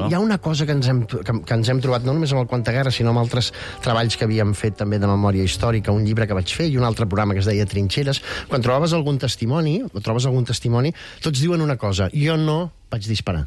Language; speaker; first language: Catalan; native; Catalan